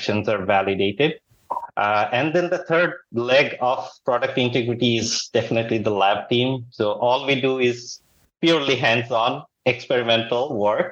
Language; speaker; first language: English; non-native, local second language; Bangla